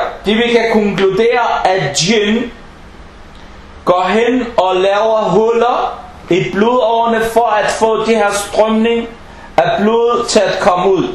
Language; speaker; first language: Danish; early bilingual, other home language; Arabic